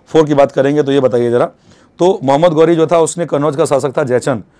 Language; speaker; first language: Hindi; native; Hindi